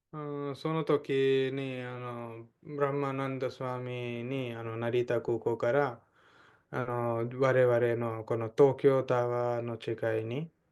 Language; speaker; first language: Japanese; non-native, fluent; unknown